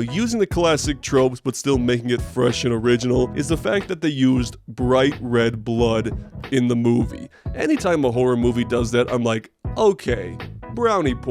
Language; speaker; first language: English; native; English